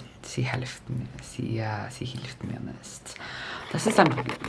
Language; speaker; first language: German; non-native, learner; English